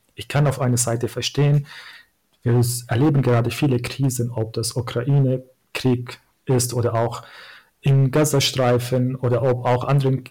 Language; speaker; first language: German; non-native, fluent; Kurdish